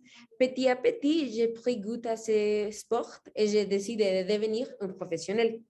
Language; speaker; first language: French; non-native, fluent; Spanish